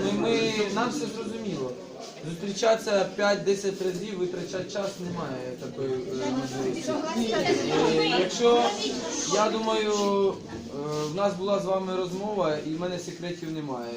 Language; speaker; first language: Ukrainian; native; Ukrainian